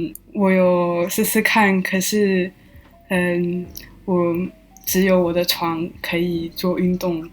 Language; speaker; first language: Chinese; non-native, learner; French